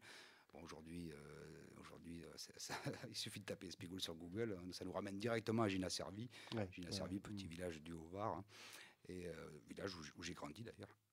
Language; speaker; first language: French; native; French